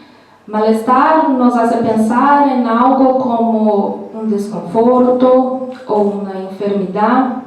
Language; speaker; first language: Spanish; non-native, learner; Portuguese